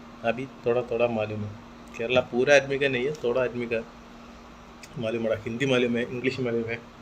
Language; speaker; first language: Hindi; non-native, local second language; Malayalam